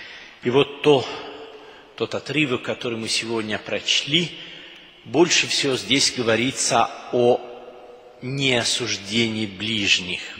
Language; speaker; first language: Russian; non-native, fluent; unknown